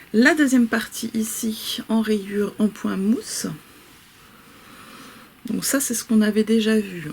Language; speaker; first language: French; native; French